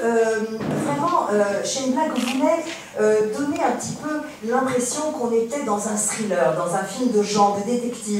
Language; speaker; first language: French; native; French